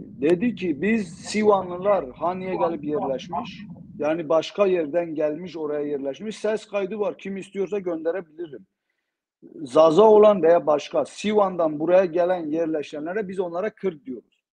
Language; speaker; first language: Turkish; non-native, local second language; Zaza